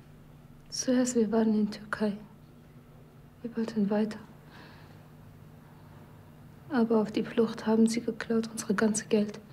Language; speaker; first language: German; non-native, learner; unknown